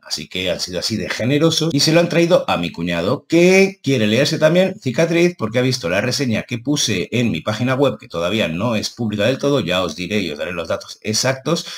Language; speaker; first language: Spanish; native; Spanish